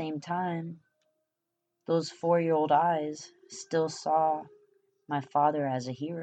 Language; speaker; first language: English; early bilingual, other home language; Spanish